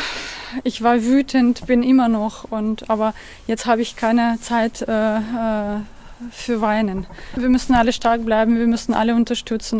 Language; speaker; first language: German; non-native, fluent; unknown